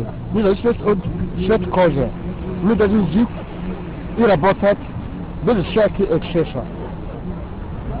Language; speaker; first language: Russian; non-native, learner; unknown